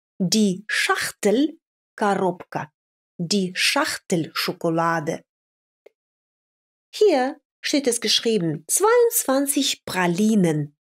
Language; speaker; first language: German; non-native, fluent; Russian